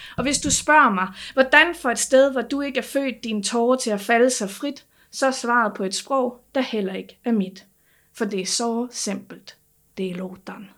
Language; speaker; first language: Danish; native; Danish